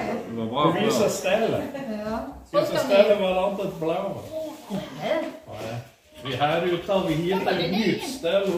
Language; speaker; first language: Swedish; native; Swedish